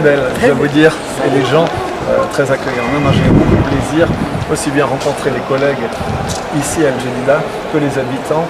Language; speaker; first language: French; native; French